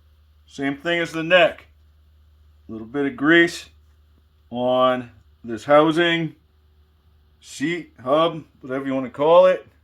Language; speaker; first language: English; native; English